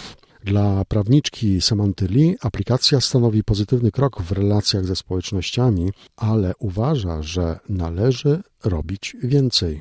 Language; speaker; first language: Polish; native; Polish